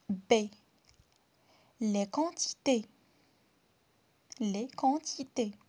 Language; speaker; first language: French; non-native, local second language; Arabic